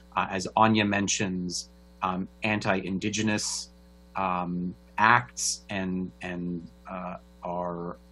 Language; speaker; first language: English; native; English